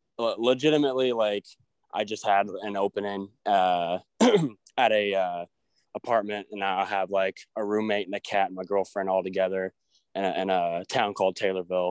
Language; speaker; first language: English; native; English